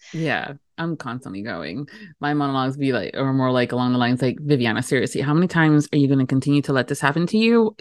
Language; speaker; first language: English; native; English